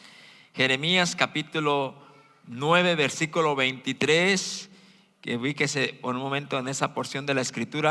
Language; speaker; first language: Spanish; native; Spanish